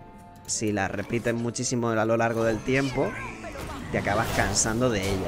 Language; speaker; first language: Spanish; native; Spanish